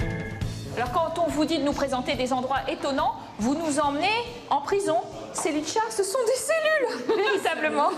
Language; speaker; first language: French; native; French